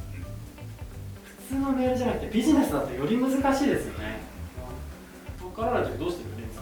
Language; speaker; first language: Japanese; native; Japanese